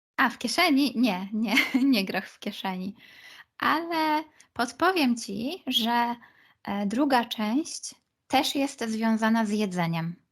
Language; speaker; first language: Polish; native; Polish